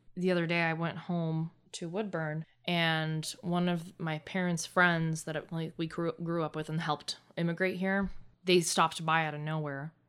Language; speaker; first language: English; early bilingual, other home language; Russian